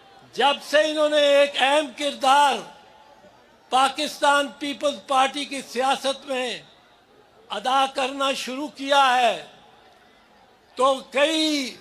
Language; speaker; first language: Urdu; non-native, local second language; Punjabi